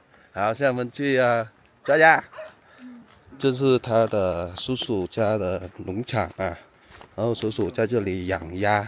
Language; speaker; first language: Chinese; non-native, learner; Vietnamese